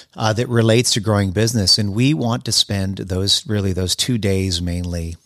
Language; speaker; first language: English; native; English